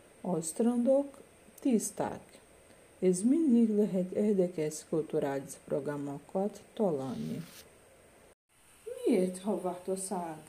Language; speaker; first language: Hungarian; non-native, learner; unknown